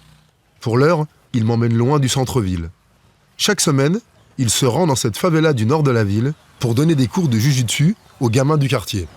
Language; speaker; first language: French; native; French